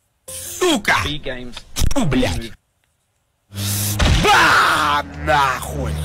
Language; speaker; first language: Russian; native; Russian